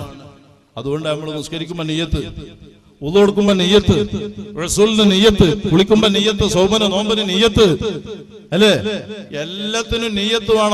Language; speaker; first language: Malayalam; native; Malayalam